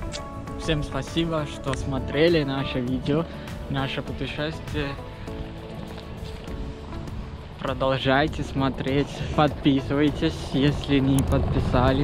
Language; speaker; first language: Russian; non-native, learner; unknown